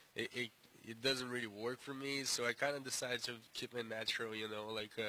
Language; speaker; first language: English; non-native, fluent; Portuguese